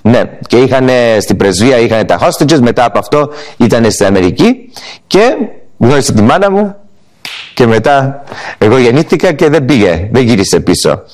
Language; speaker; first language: Greek; early bilingual, heritage; English